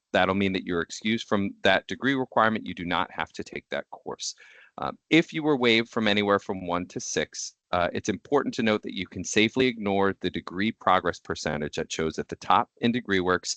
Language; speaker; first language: English; native; English